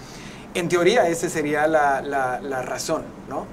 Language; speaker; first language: Spanish; native; Spanish